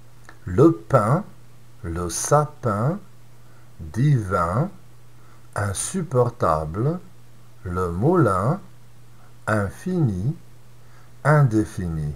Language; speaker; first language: French; non-native, fluent; Serbian